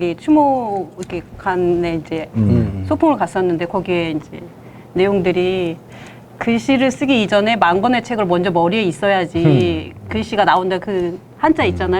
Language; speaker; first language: Korean; native; Korean